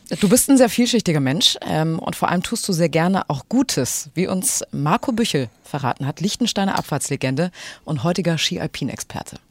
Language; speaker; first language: German; native; German